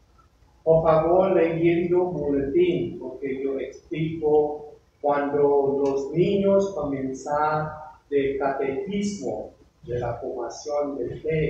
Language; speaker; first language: Spanish; non-native, learner; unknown